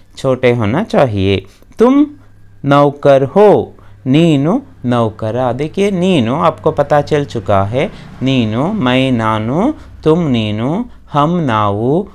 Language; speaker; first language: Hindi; non-native, local second language; Kannada